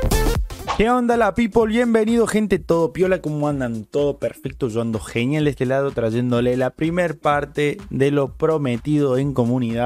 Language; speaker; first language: Spanish; native; Spanish